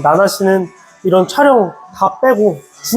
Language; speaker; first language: Korean; native; Korean